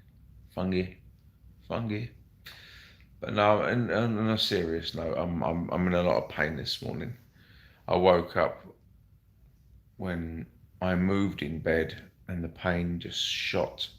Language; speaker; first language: English; native; English